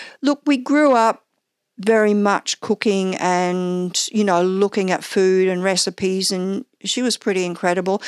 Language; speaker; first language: English; native; English